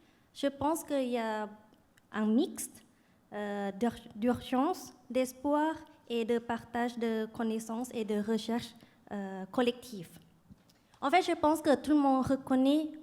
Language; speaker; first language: French; non-native, fluent; Thai